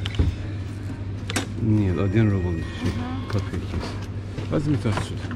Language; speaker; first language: Russian; non-native, learner; Turkish